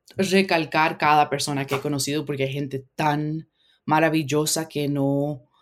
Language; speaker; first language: Spanish; early bilingual, heritage; Spanish